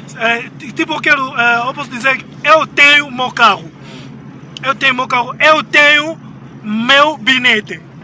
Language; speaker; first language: Portuguese; non-native, learner; Lingala